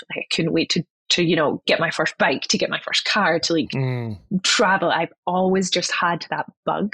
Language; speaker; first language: English; native; English